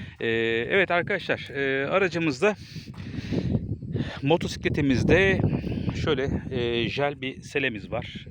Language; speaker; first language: Turkish; native; Turkish